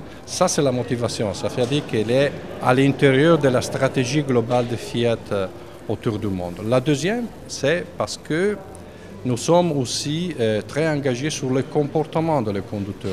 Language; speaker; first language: French; non-native, fluent; Italian